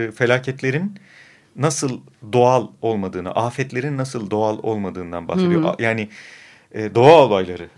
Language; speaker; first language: Turkish; native; Turkish